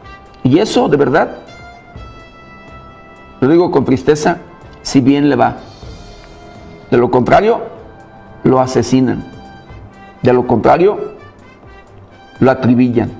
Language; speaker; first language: Spanish; native; Spanish